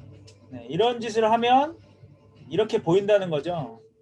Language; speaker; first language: Korean; native; Korean